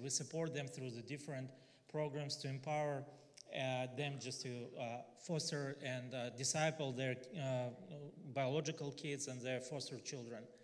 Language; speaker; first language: English; non-native, fluent; Russian